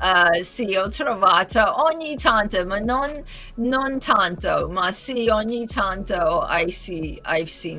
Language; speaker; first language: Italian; non-native, learner; English